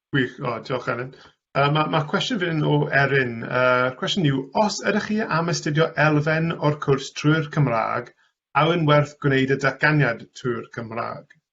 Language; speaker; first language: Welsh; non-native, local second language; English